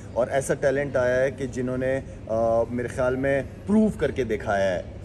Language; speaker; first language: Urdu; non-native, local second language; Pashto